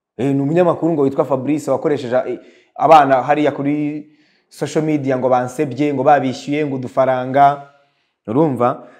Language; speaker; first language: Kinyarwanda; early bilingual, heritage; Kinyarwanda